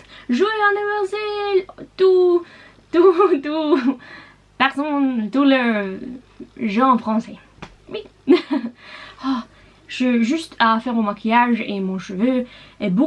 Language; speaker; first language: French; non-native, learner; Norwegian